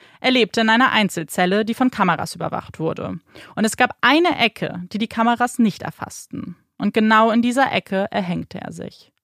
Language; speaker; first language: German; native; German